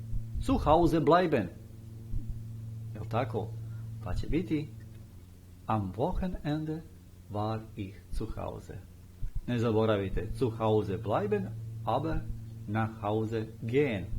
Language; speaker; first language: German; non-native, fluent; Bosnian